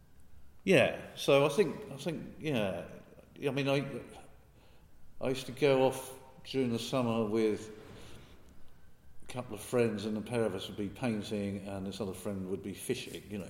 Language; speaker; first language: English; native; English